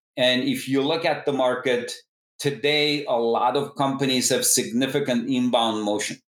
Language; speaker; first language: English; non-native, fluent; Turkish